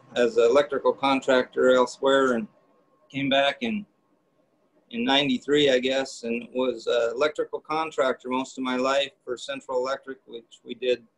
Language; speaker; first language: English; native; English